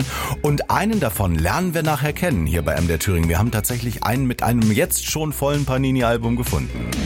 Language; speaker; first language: German; native; German